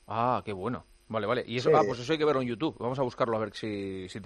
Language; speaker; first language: Spanish; native; Spanish